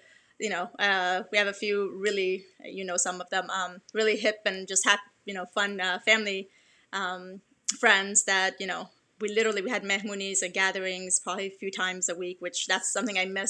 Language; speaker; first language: English; early bilingual, other home language; Persian